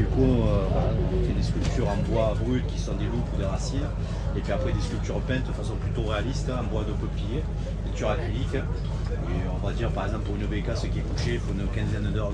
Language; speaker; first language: French; native; French